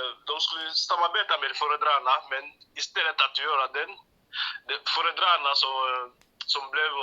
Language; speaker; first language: Swedish; non-native, learner; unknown